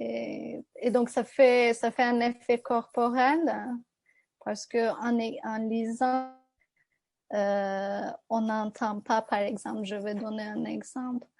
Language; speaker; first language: French; non-native, fluent; Turkish